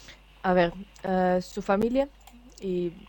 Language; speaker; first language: Spanish; non-native, fluent; Finnish